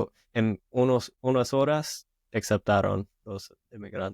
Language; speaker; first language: Spanish; non-native, learner; English